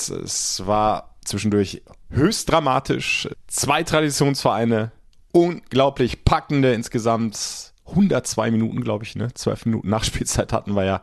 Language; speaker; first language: German; native; German